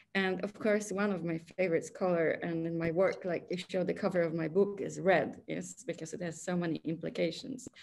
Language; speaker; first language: English; non-native, fluent; Polish